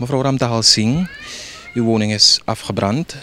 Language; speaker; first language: Dutch; native; Dutch